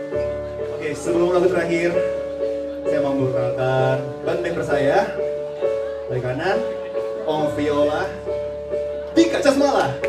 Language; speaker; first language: Indonesian; non-native, fluent; Japanese